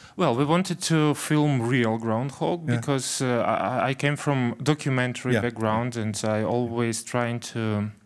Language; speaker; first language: English; non-native, fluent; Ukrainian